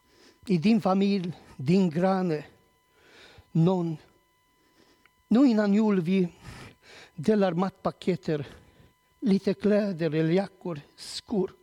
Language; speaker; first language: Swedish; non-native, learner; Romanian